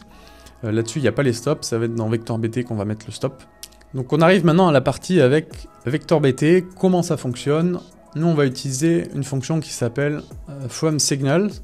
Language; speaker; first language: French; native; French